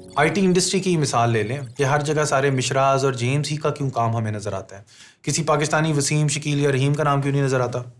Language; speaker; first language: Urdu; native; Urdu